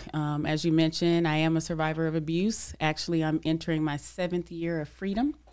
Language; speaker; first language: English; native; English